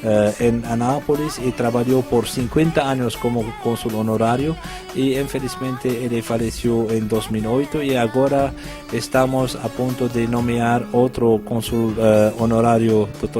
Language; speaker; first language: Portuguese; non-native, fluent; Arabic